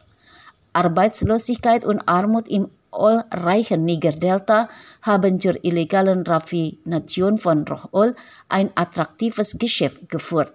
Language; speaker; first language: German; non-native, fluent; Indonesian